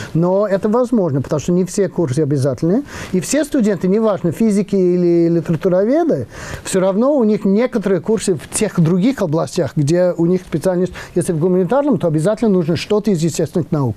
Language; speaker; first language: Russian; non-native, fluent; English